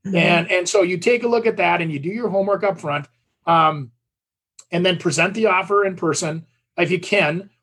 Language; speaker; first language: English; native; English